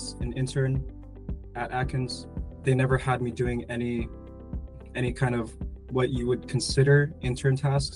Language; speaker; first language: English; native; English